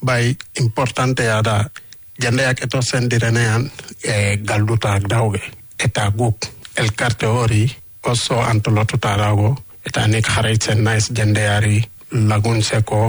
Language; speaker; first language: Basque; non-native, learner; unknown